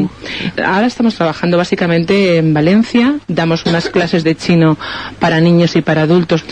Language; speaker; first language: Spanish; native; Spanish